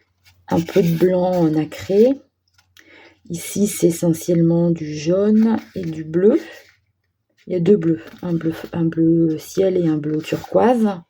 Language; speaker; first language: French; native; French